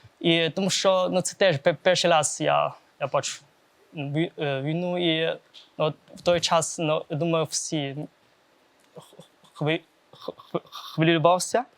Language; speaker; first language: Ukrainian; non-native, learner; Chinese